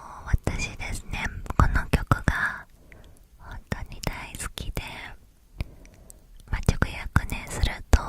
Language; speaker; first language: Japanese; native; Japanese